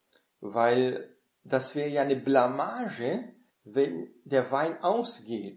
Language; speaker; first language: German; non-native, fluent; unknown